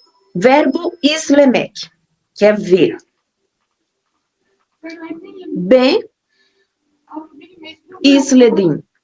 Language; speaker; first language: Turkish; non-native, learner; Portuguese